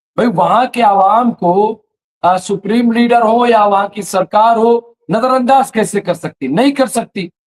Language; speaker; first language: Urdu; native; Urdu